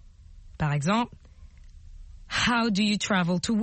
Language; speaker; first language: English; non-native, fluent; French